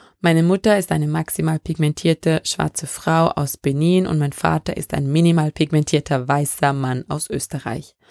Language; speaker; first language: German; early bilingual, other home language; French